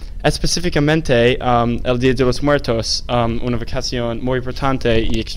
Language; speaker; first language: Spanish; non-native, learner; English